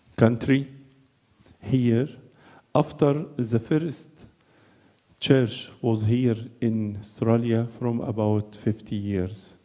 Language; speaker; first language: English; non-native, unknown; Arabic